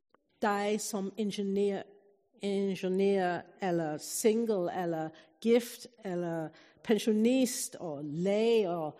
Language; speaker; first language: Danish; non-native, fluent; English